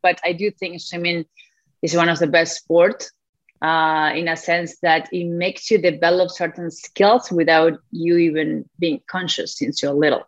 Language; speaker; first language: English; non-native, fluent; Spanish